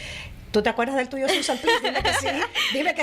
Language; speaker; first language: Spanish; native; Spanish